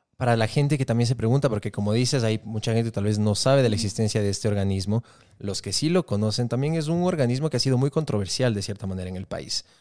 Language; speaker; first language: Spanish; native; Spanish